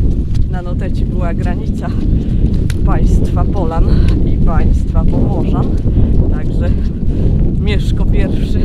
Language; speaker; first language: Polish; native; Polish